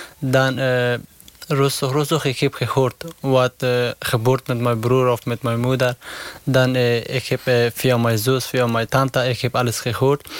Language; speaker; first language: Dutch; non-native, learner; Persian